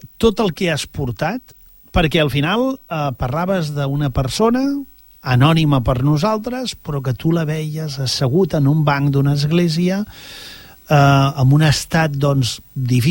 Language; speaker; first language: Catalan; native; Catalan